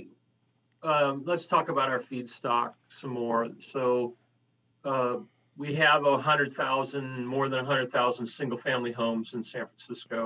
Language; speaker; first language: English; native; English